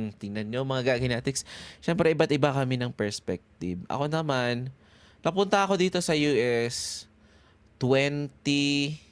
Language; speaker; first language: Filipino; native; Filipino